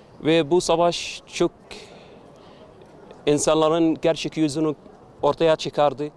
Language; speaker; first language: Turkish; non-native, fluent; Arabic